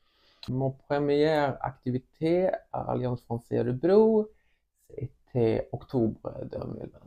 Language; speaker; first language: French; non-native, learner; Swedish